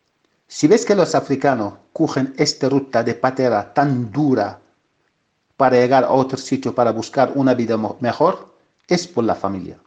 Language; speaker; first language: Spanish; non-native, fluent; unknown